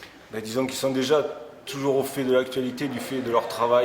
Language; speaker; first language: French; native; French